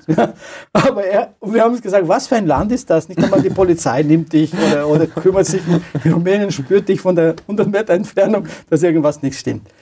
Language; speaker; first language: German; non-native, fluent; Romanian